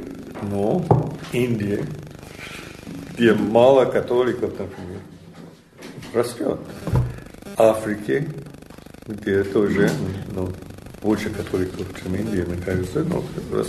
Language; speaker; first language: Russian; non-native, fluent; English